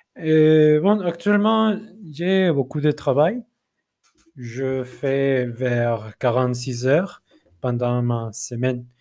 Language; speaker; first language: French; non-native, fluent; Spanish